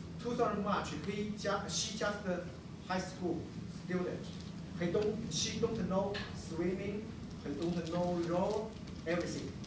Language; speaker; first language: English; non-native, learner; Chinese